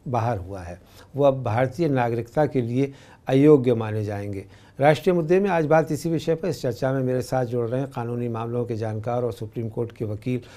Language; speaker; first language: Hindi; native; Hindi